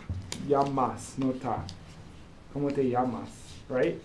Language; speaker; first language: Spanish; non-native, learner; English